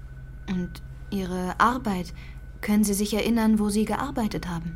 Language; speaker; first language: German; non-native, fluent; Persian